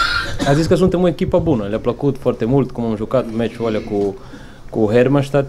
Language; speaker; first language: Romanian; non-native, fluent; Portuguese